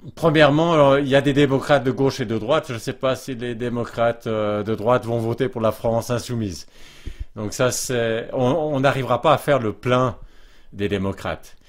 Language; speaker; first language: French; native; French